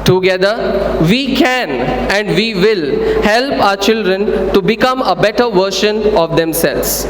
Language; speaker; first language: English; non-native, local second language; Kannada